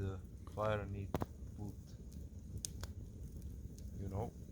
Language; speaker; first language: English; non-native, learner; Czech